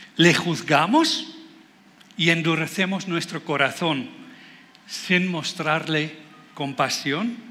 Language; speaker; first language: Spanish; non-native, fluent; Dutch